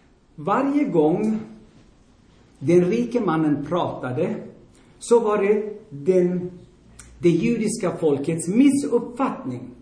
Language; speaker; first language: Swedish; non-native, fluent; Armenian